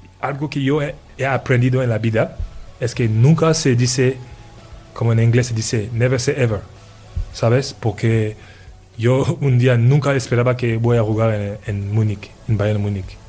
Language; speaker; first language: Spanish; non-native, fluent; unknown